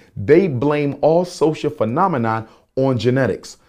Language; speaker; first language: English; native; English